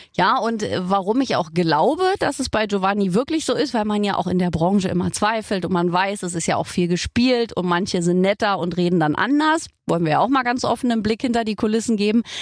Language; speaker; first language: German; native; German